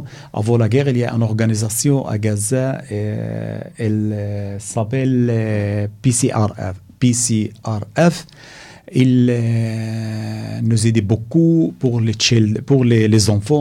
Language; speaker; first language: French; non-native, learner; Arabic